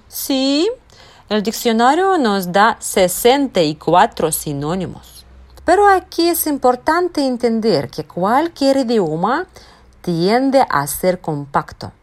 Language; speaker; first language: Spanish; non-native, fluent; Russian